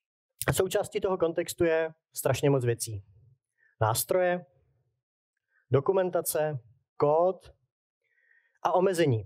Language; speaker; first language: Czech; native; Czech